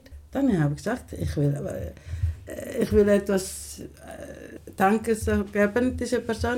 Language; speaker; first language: German; non-native, learner; Somali